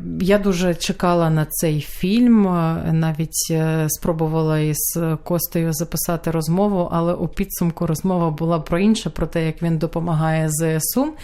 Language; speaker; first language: Ukrainian; native; Ukrainian